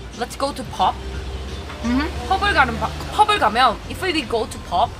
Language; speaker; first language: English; non-native, learner; Korean